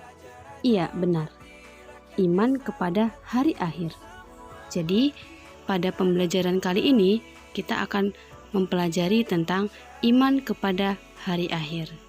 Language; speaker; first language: Indonesian; native; Indonesian